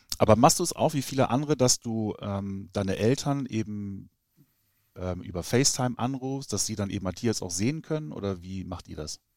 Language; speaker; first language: German; native; German